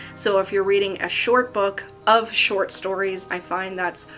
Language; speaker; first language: English; native; English